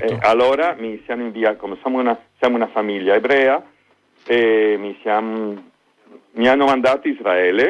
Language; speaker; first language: Italian; non-native, fluent; Spanish